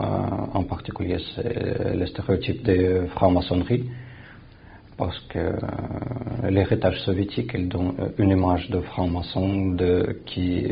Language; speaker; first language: French; non-native, fluent; Russian